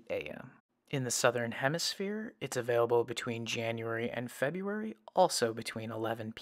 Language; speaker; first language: English; native; English